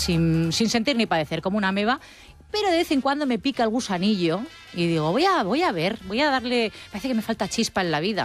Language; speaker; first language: Spanish; native; Spanish